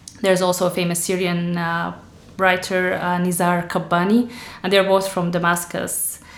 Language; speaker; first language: English; non-native, fluent; Arabic